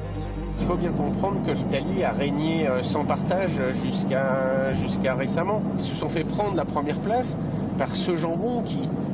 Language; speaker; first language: French; native; French